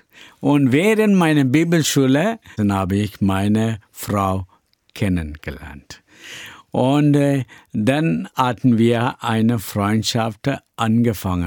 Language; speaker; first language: German; non-native, learner; Tamil